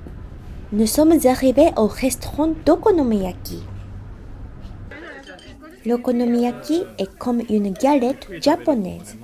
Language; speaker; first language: French; non-native, fluent; Japanese